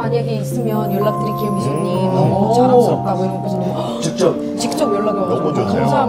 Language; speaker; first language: Korean; non-native, fluent; Arabic